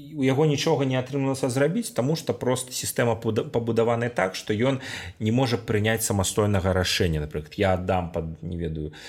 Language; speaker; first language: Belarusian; non-native, local second language; Russian